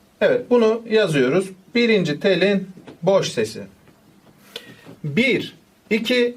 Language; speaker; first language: Turkish; native; Turkish